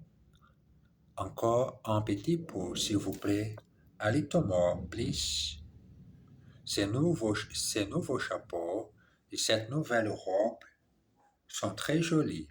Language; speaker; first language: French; non-native, learner; English